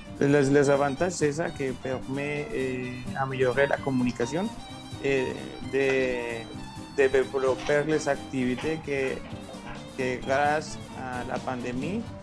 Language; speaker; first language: French; non-native, learner; Spanish